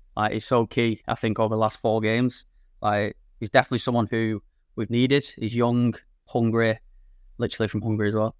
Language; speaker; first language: English; native; English